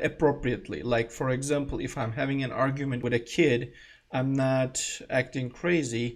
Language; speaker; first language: English; non-native, fluent; Turkish